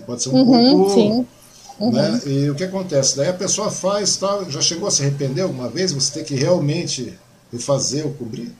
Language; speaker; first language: Portuguese; native; Portuguese